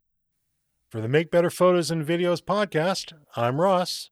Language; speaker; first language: English; native; English